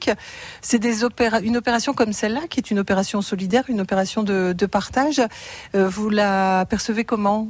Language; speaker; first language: French; native; French